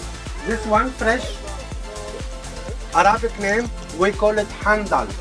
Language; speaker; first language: English; non-native, learner; Arabic